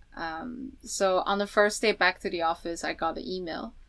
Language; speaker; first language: English; non-native, fluent; Chinese